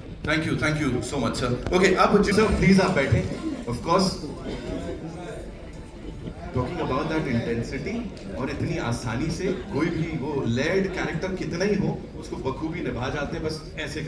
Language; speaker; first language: Hindi; native; Hindi